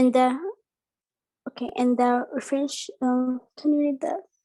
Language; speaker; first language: English; non-native, learner; Arabic